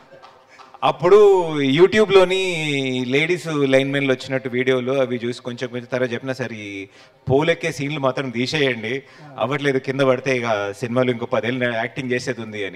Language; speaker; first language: Telugu; native; Telugu